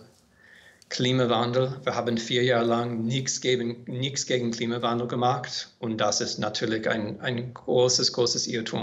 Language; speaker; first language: German; non-native, fluent; English